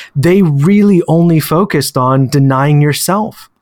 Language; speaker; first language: English; native; English